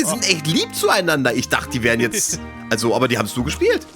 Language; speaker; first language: German; native; German